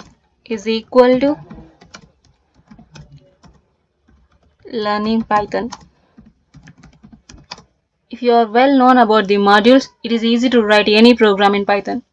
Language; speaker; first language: English; non-native, local second language; Telugu